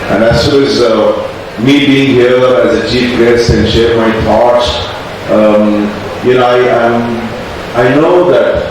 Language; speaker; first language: English; non-native, local second language; Kannada